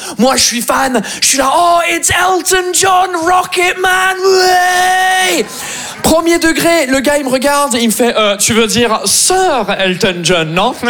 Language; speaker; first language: French; non-native, fluent; English